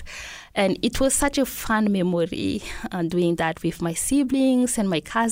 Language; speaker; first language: English; non-native, fluent; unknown